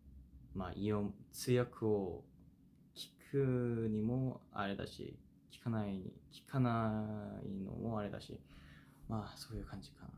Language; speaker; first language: Japanese; non-native, fluent; Korean